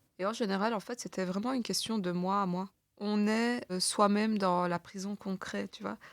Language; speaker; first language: French; early bilingual, other home language; Turkish